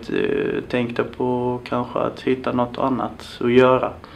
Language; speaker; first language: Swedish; non-native, fluent; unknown